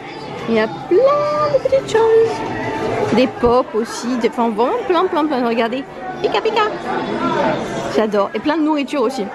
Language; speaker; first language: French; native; French